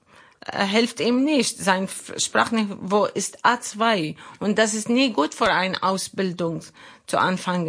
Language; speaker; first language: German; non-native, learner; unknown